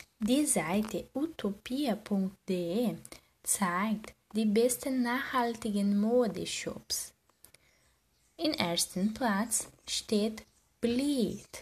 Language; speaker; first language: German; non-native, learner; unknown